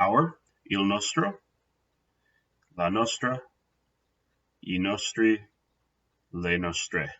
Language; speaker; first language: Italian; non-native, fluent; English